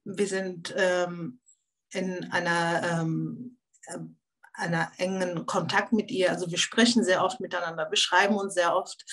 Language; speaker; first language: German; early bilingual, other home language; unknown